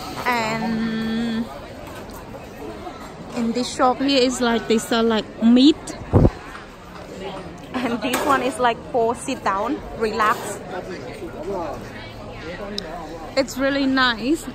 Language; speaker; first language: English; non-native, fluent; Khmer